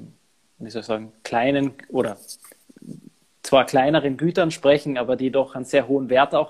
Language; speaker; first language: German; native; German